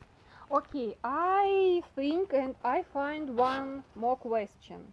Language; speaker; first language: English; non-native, learner; Russian